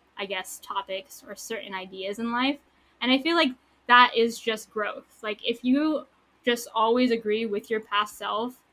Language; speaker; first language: English; native; English